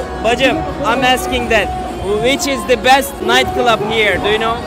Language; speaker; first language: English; non-native, learner; Turkish